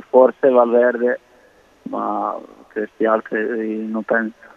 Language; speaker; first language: Italian; non-native, learner; Croatian